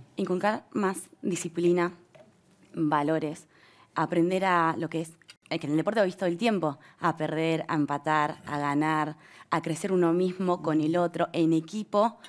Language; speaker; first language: Spanish; native; Spanish